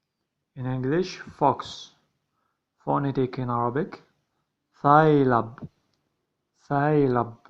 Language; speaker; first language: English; non-native, learner; Arabic